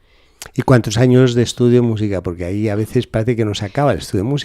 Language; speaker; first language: Spanish; native; Spanish